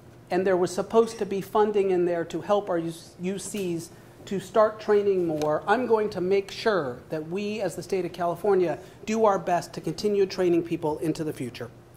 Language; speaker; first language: English; early bilingual, other home language; Spanish